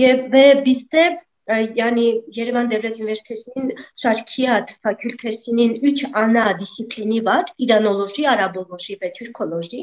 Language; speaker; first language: Turkish; non-native, fluent; Armenian